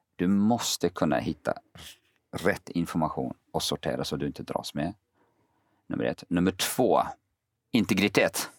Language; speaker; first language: Swedish; early bilingual, other home language; Kurdish